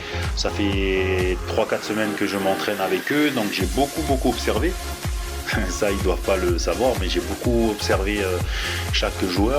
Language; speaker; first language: French; native; French